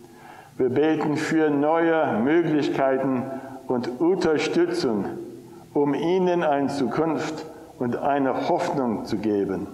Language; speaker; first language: German; non-native, fluent; English